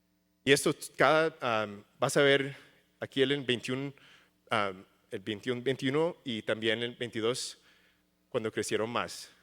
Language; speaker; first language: Spanish; early bilingual, heritage; English